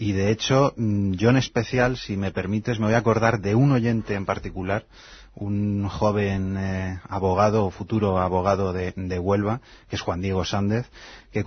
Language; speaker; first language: Spanish; native; Spanish